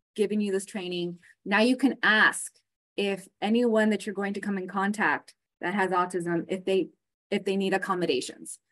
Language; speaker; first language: English; native; English